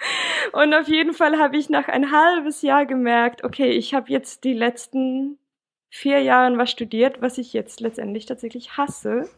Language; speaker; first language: German; non-native, fluent; Swedish